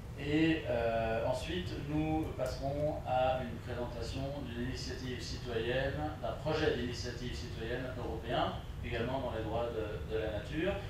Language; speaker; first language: French; native; French